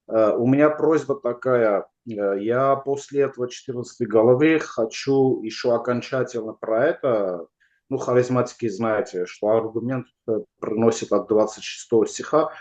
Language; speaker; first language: Russian; non-native, learner; Armenian